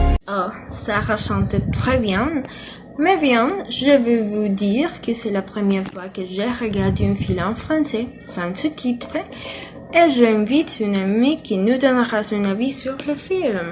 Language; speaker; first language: French; non-native, learner; Spanish